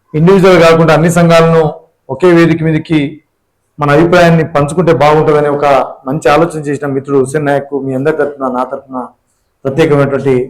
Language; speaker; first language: Telugu; non-native, local second language; Lambadi